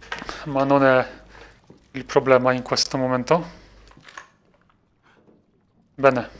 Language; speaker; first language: Italian; non-native, fluent; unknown